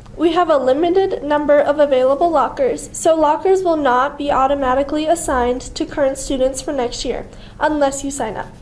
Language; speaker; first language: English; native; English